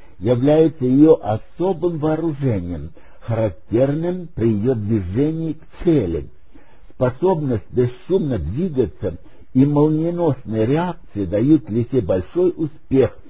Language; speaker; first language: Russian; non-native, local second language; German